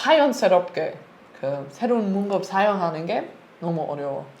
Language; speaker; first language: Korean; non-native, learner; German